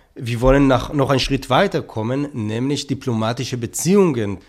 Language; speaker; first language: German; non-native, fluent; Hebrew